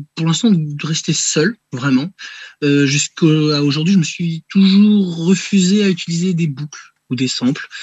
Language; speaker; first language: French; native; French